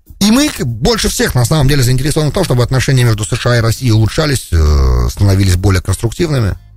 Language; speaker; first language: Russian; native; Russian